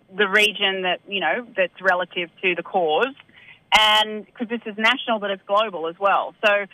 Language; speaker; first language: English; native; English